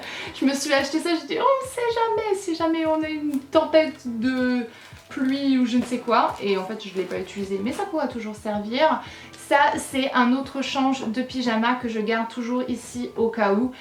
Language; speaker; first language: French; native; French